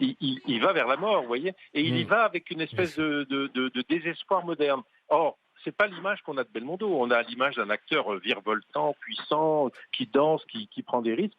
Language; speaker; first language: French; native; French